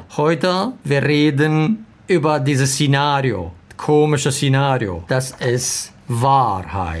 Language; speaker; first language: German; non-native, learner; Arabic